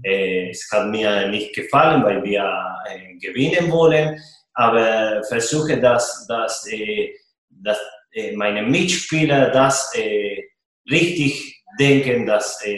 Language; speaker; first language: German; non-native, fluent; Spanish